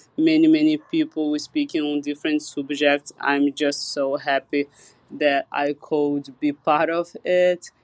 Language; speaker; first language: English; non-native, fluent; Portuguese